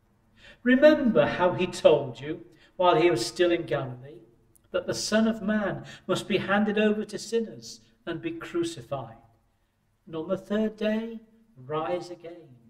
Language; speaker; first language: English; native; English